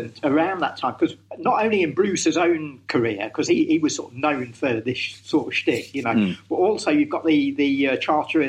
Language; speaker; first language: English; native; English